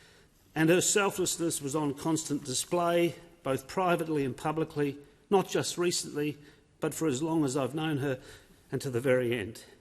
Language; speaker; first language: English; native; English